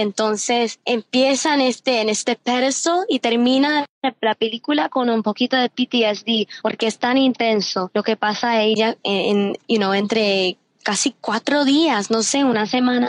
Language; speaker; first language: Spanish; early bilingual, heritage; Spanish